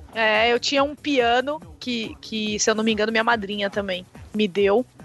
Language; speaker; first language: Portuguese; native; Portuguese